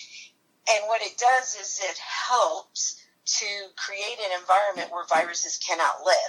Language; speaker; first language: English; native; English